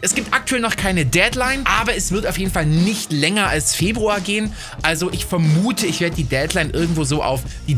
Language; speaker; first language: German; native; German